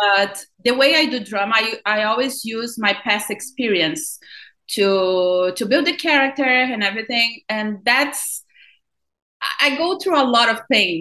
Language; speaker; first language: English; non-native, fluent; Portuguese